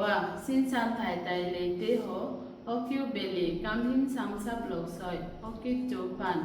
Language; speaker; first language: Cantonese; non-native, learner; Bangla